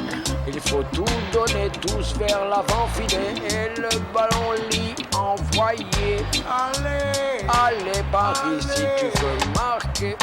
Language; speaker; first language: French; native; French